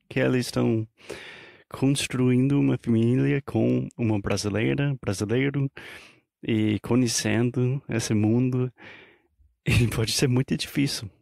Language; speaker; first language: Portuguese; non-native, fluent; English